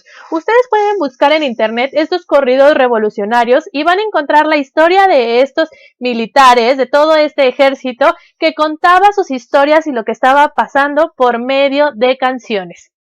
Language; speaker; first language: Spanish; native; Spanish